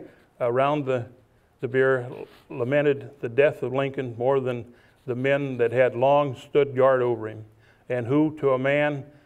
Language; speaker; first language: English; native; English